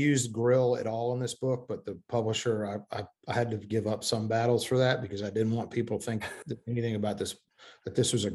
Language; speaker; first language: English; native; English